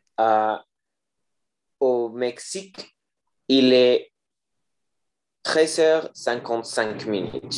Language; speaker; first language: French; non-native, learner; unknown